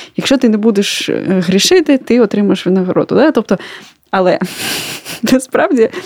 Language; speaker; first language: Ukrainian; native; Ukrainian